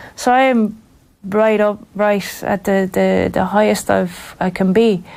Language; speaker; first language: English; native; English